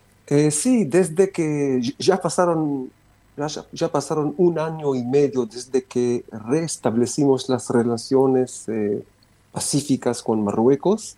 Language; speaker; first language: Spanish; non-native, fluent; Romanian